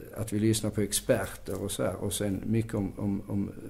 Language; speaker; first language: Swedish; native; Swedish